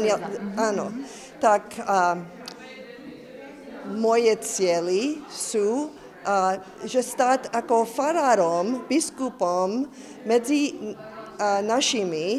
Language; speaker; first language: Slovak; early bilingual, heritage; English